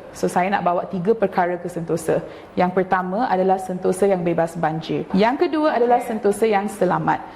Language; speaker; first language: Malay; non-native, local second language; Tamil